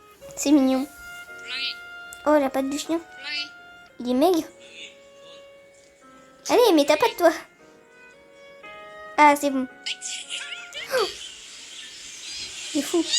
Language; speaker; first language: French; native; French